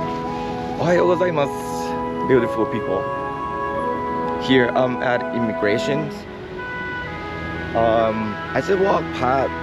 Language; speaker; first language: English; non-native, fluent; Japanese